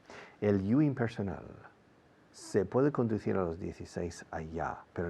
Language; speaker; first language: Spanish; non-native, fluent; English